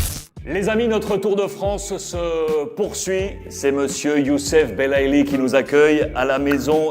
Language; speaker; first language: French; native; French